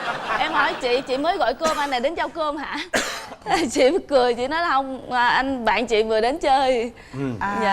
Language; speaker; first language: Vietnamese; native; Vietnamese